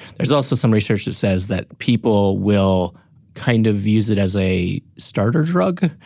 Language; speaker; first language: English; native; English